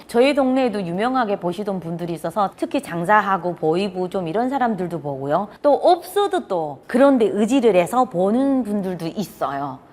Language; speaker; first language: Korean; native; Korean